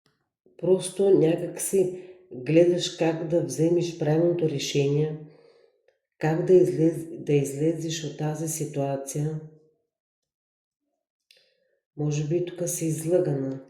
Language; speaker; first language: Bulgarian; native; Bulgarian